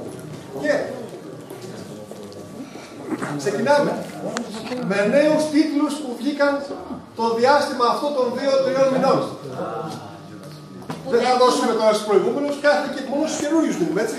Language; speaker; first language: Greek; native; Greek